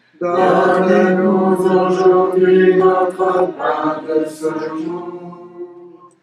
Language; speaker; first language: French; native; French